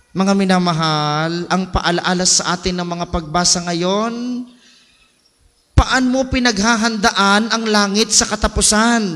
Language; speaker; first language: Filipino; native; Filipino